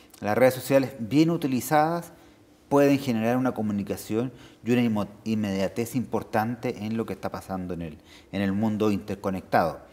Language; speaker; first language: Spanish; native; Spanish